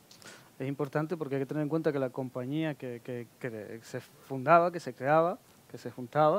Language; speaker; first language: Spanish; native; Spanish